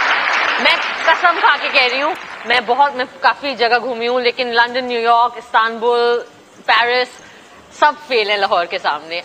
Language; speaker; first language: Hindi; native; Hindi